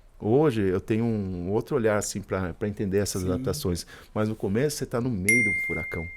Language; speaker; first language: Portuguese; early bilingual, other home language; Spanish